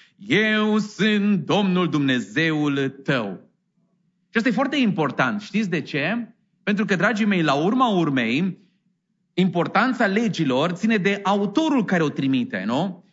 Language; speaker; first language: Romanian; native; Romanian